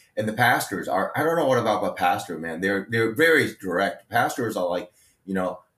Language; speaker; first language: English; early bilingual, other home language; Chinese